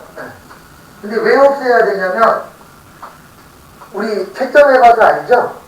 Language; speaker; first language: Korean; native; Korean